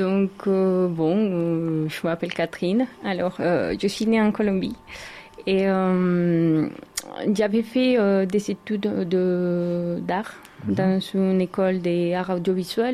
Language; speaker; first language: French; non-native, fluent; Spanish